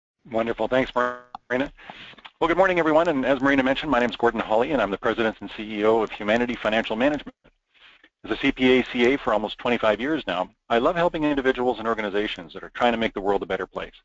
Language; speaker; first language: English; native; English